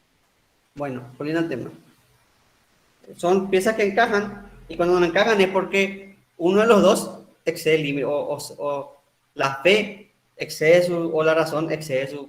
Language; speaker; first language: Spanish; native; Spanish